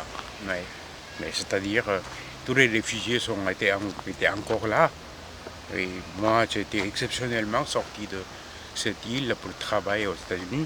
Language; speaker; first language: French; non-native, fluent; Korean